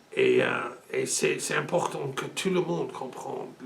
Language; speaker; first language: French; non-native, learner; English